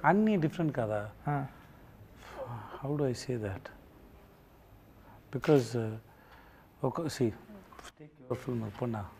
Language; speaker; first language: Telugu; non-native, learner; Tamil